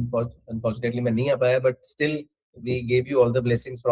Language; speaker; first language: Hindi; native; Hindi